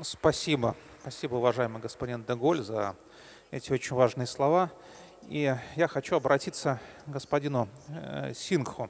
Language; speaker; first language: Russian; native; Russian